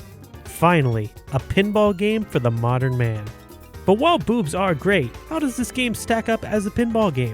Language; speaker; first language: English; native; English